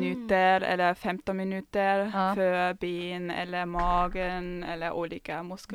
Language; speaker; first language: Swedish; non-native, fluent; German